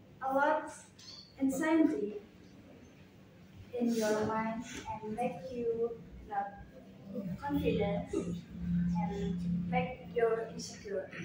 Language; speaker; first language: English; non-native, learner; Indonesian